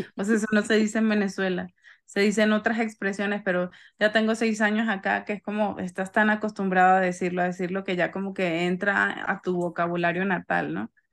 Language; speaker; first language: Spanish; native; Spanish